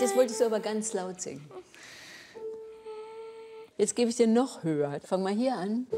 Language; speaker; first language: German; native; German